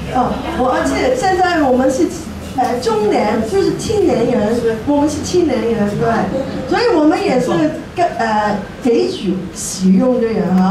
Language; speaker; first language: Chinese; non-native, local second language; Cantonese